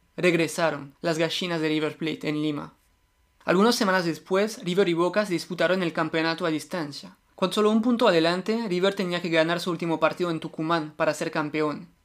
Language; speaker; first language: Spanish; non-native, fluent; French